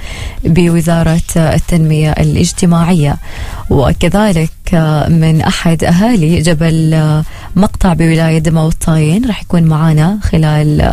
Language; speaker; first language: Arabic; native; Arabic